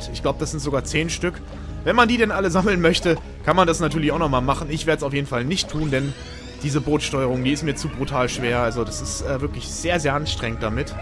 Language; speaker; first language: German; native; German